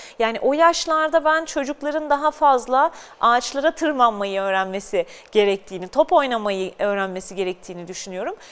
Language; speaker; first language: Turkish; early bilingual, heritage; Turkish